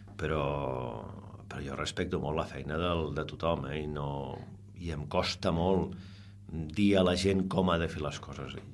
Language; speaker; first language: Catalan; non-native, local second language; Spanish